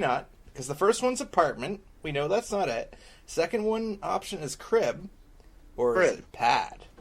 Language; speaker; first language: English; native; English